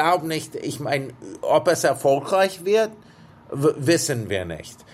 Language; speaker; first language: German; non-native, fluent; English